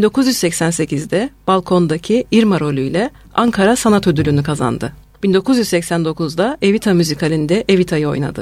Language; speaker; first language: Turkish; native; Turkish